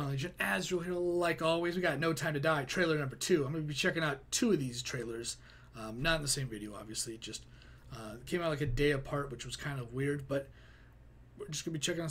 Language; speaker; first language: English; native; English